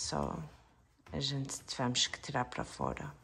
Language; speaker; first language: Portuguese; non-native, local second language; English